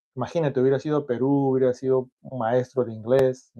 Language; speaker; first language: Spanish; early bilingual, other home language; English